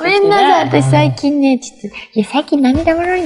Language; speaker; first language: Japanese; native; Japanese